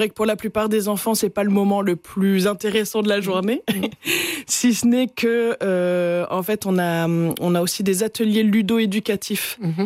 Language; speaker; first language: French; native; French